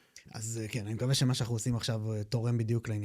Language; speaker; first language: Hebrew; native; Hebrew